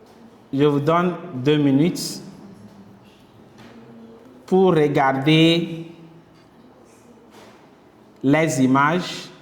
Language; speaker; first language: French; non-native, local second language; Kinyarwanda